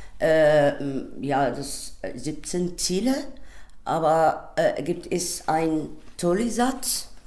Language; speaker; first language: German; non-native, learner; Arabic